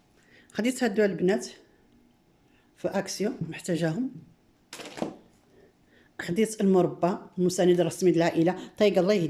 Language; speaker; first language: Arabic; native; Arabic